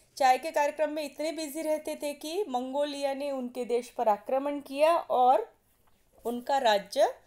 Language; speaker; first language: Hindi; non-native, local second language; Marathi